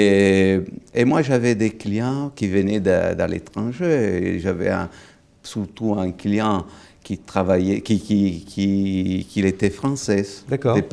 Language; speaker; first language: French; non-native, fluent; Italian